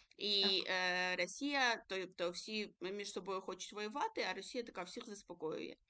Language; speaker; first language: Ukrainian; early bilingual, other home language; Georgian